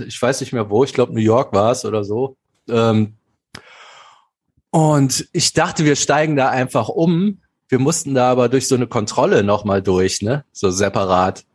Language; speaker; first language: German; native; German